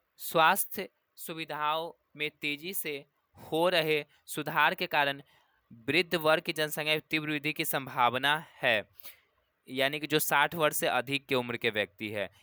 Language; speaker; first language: Hindi; native; Hindi